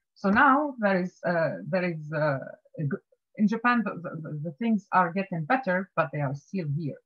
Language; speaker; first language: English; non-native, fluent; Arabic